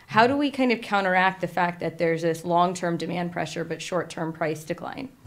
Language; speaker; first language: English; native; English